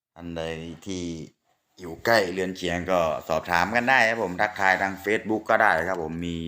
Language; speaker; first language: Thai; native; Thai